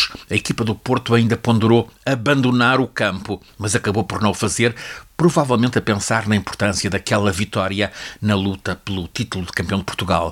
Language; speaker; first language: Portuguese; native; Portuguese